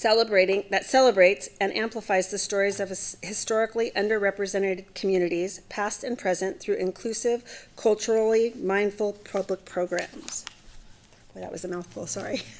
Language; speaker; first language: English; native; English